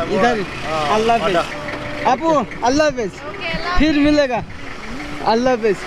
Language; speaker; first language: Hindi; non-native, learner; Bangla